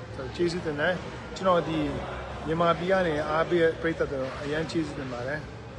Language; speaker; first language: Burmese; non-native, local second language; Kachin